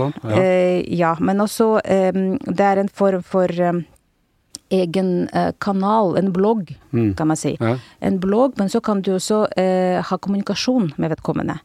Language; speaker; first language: Norwegian; non-native, fluent; Russian